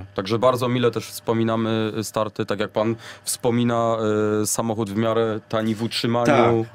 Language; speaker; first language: Polish; native; Polish